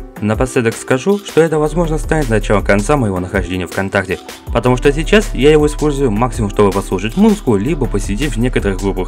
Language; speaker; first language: Russian; native; Russian